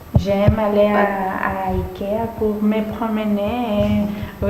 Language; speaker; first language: French; non-native, learner; Spanish